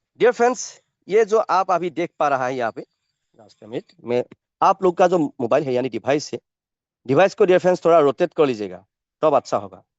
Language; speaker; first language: Hindi; non-native, local second language; Assamese